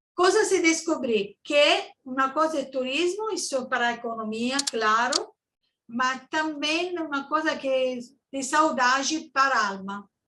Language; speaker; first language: Portuguese; non-native, learner; Italian